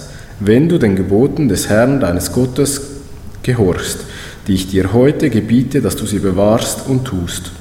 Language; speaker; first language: German; native; German